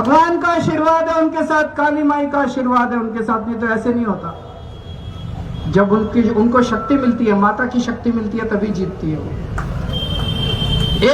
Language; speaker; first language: Hindi; native; Hindi